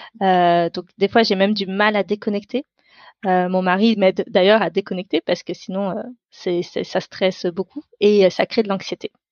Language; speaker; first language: French; non-native, local second language; Tamil